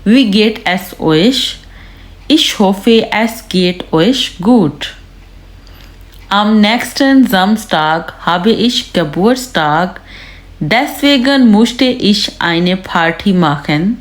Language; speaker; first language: German; non-native, learner; Urdu